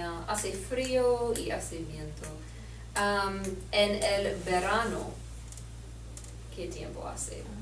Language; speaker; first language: Spanish; non-native, learner; English